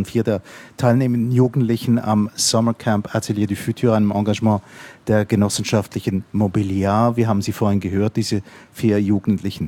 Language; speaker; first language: German; native; German